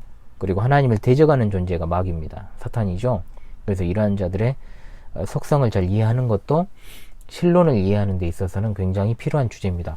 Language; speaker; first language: Korean; native; Korean